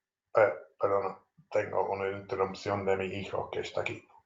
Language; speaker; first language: Spanish; non-native, fluent; English